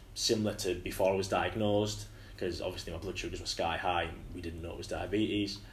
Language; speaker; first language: English; native; English